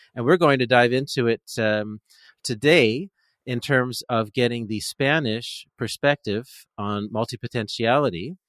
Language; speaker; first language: English; native; English